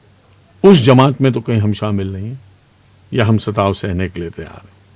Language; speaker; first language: Hindi; native; Hindi